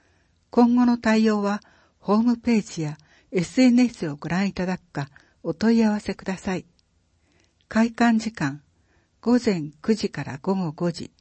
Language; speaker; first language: Japanese; native; Japanese